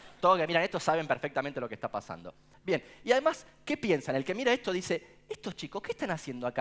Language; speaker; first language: Spanish; native; Spanish